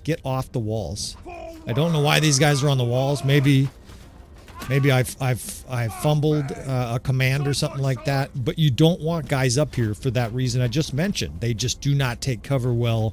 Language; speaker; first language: English; native; English